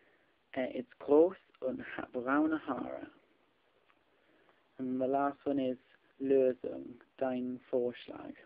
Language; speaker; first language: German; non-native, learner; English